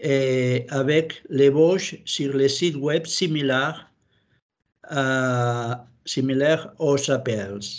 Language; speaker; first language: French; non-native, learner; Catalan